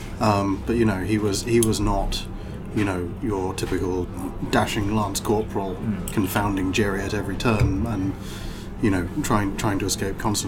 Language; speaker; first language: English; native; English